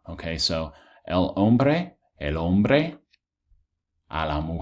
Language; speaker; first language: Spanish; non-native, fluent; English